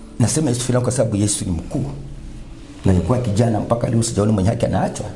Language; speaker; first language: Swahili; non-native, local second language; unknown